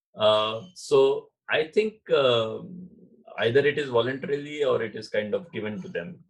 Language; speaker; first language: English; non-native, local second language; Marathi